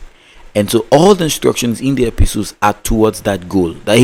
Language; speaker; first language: English; non-native, local second language; Yoruba